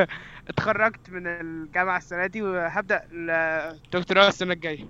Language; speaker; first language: Arabic; native; Arabic